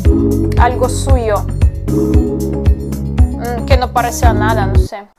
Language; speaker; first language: Spanish; non-native, fluent; Russian